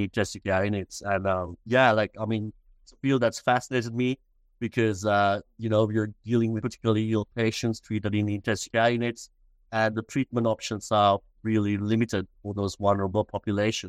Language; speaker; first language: English; non-native, local second language; Sinhala